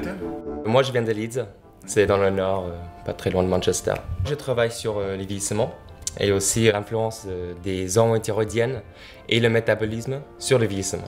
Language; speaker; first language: French; non-native, fluent; English